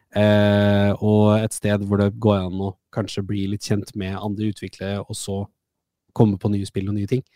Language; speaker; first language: Norwegian; native; Norwegian